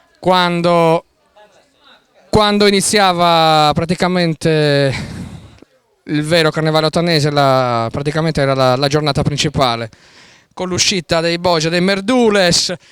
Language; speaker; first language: Italian; native; Italian